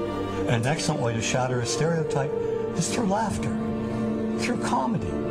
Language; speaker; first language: English; native; English